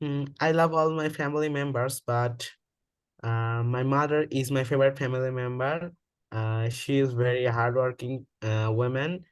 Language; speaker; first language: English; non-native, learner; Bangla